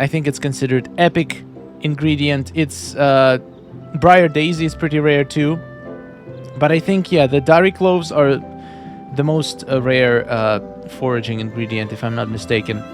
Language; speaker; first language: English; non-native, fluent; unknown